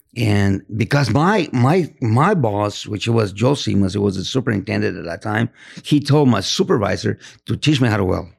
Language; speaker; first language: English; non-native, fluent; Spanish